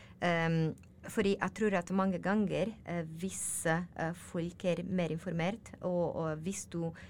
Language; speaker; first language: Norwegian; non-native, learner; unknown